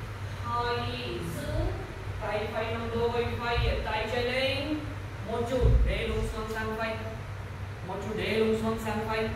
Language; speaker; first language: Vietnamese; non-native, learner; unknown